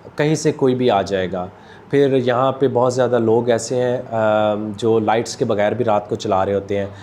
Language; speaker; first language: Urdu; non-native, local second language; Punjabi